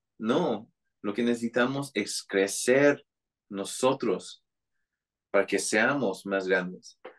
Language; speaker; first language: Spanish; non-native, fluent; English